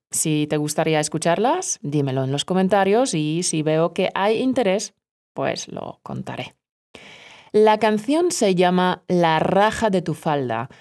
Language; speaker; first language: Spanish; non-native, fluent; Polish